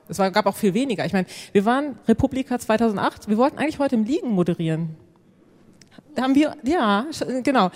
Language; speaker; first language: German; native; German